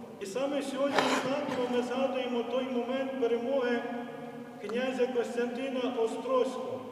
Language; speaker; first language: Ukrainian; native; Ukrainian